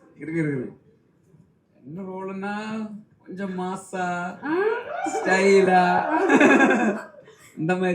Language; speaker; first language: Tamil; non-native, local second language; Malayalam